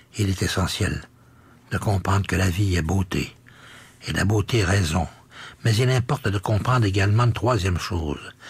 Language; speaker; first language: French; native; French